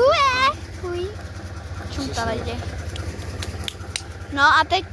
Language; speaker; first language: Czech; native; Czech